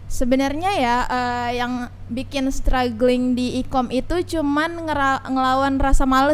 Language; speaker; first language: Indonesian; native; Indonesian